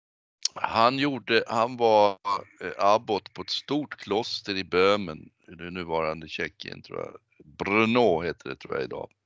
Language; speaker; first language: Swedish; native; Swedish